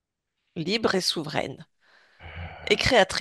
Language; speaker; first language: French; native; French